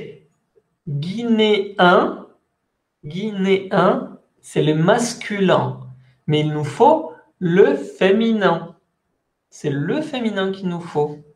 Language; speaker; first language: French; non-native, fluent; Spanish